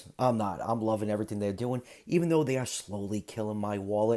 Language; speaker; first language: English; native; English